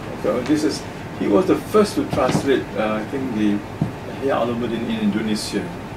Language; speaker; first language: English; non-native, local second language; Malay